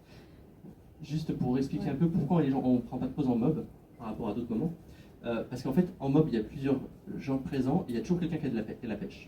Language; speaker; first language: French; native; French